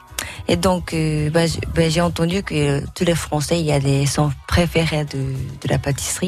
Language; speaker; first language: French; non-native, learner; Japanese